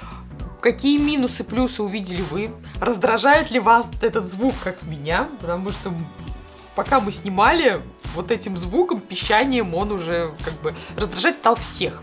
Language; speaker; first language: Russian; native; Russian